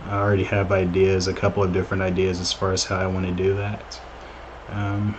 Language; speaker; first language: English; native; English